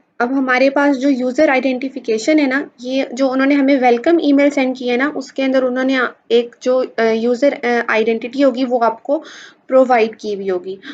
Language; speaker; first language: Urdu; native; Urdu